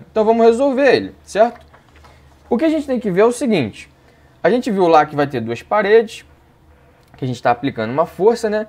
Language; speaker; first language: Portuguese; native; Portuguese